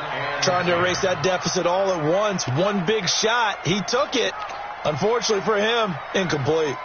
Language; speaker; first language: English; native; English